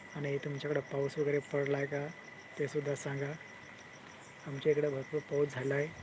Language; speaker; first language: Hindi; non-native, local second language; Marathi